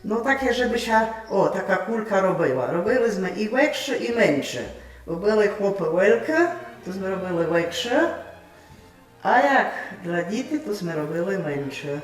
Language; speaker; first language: Polish; non-native, local second language; Rusyn